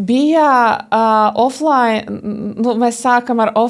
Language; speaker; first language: Latvian; non-native, local second language; Russian